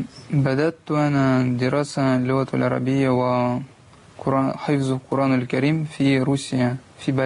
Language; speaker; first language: Arabic; non-native, learner; Russian